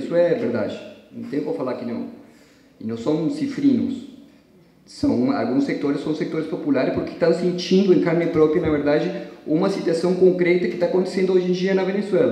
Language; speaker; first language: Portuguese; non-native, fluent; Spanish